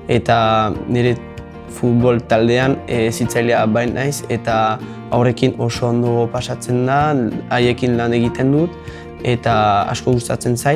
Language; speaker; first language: Basque; non-native, local second language; French